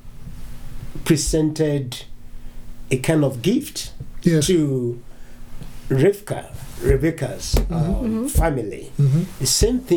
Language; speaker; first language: English; non-native, local second language; Yoruba